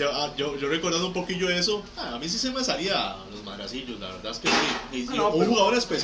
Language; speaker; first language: Spanish; native; Spanish